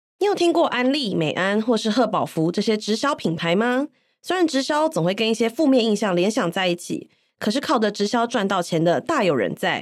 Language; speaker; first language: Chinese; native; Chinese